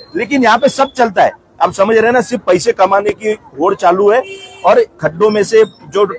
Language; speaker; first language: Hindi; non-native, local second language; Marathi